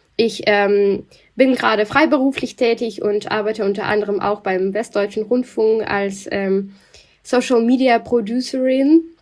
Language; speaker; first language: German; non-native, fluent; Russian